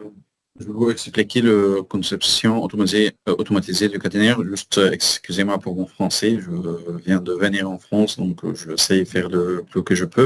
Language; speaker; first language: French; non-native, learner; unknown